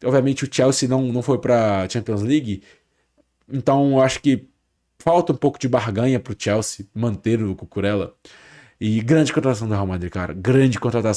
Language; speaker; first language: Portuguese; native; Portuguese